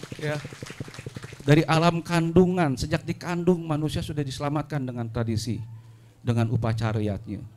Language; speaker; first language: Indonesian; non-native, local second language; Sundanese